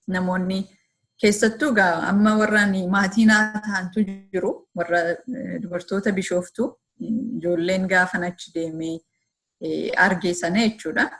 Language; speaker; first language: Oromo; early bilingual, heritage; Oromo